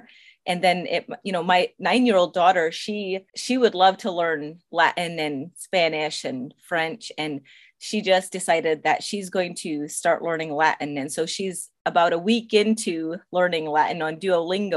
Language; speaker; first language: English; non-native, local second language; Pennsylvania German